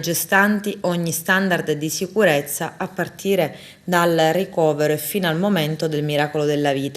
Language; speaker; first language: Italian; native; Italian